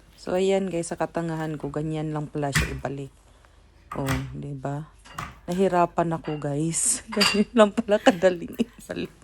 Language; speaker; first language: Filipino; non-native, local second language; Cebuano